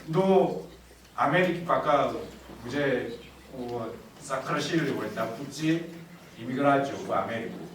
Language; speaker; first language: Russian; non-native, learner; Korean